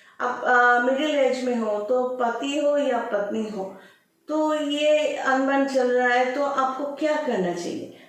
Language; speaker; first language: Hindi; non-native, local second language; Bangla